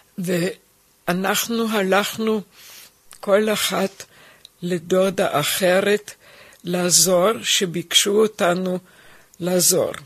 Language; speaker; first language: Hebrew; non-native, fluent; German